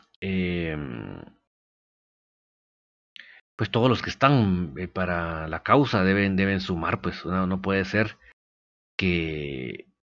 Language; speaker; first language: Spanish; native; Spanish